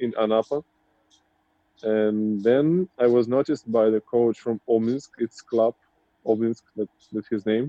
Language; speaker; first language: English; non-native, learner; Russian